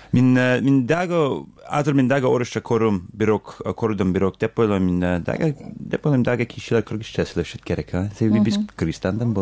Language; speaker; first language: Kyrgyz; non-native, learner; English